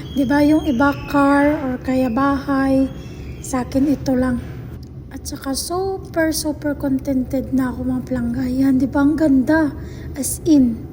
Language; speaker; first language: Filipino; non-native, local second language; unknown